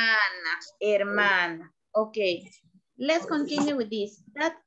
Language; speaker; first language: English; non-native, learner; Spanish